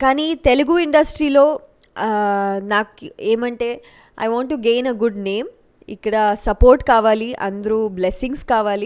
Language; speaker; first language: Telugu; non-native, local second language; Kannada